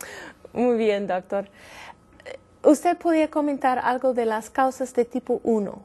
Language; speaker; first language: Spanish; non-native, fluent; English